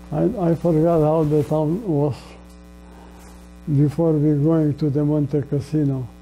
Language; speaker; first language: English; non-native, learner; Polish